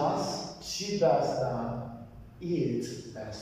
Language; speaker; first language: English; non-native, fluent; Spanish